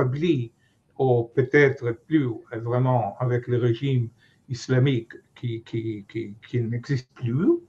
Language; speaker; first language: French; non-native, fluent; Hebrew